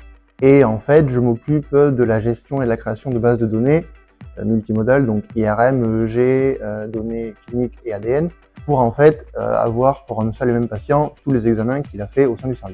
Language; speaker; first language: French; native; French